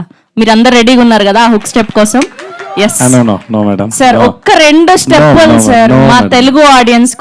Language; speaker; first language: Telugu; native; Telugu